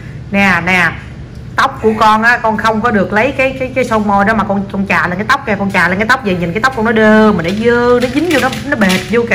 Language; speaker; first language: Vietnamese; native; Vietnamese